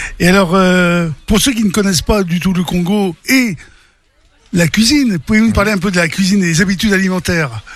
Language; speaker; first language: French; native; French